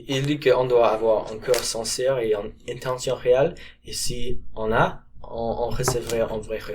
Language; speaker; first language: French; non-native, learner; English